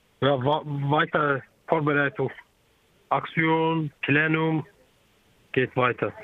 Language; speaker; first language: German; non-native, learner; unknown